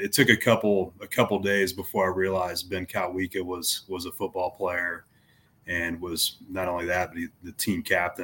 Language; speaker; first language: English; native; English